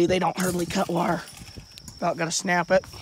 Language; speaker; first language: English; native; English